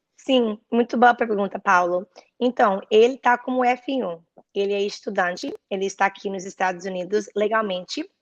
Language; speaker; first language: Portuguese; early bilingual, heritage; Portuguese